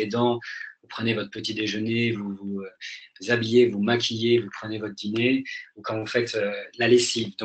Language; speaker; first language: French; native; French